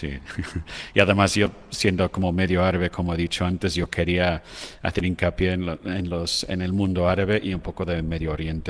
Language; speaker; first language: Spanish; non-native, fluent; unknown